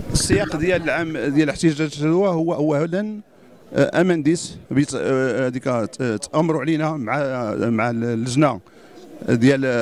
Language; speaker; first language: Arabic; native; Arabic